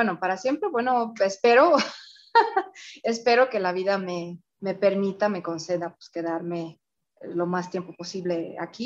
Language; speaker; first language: Spanish; non-native, fluent; Romanian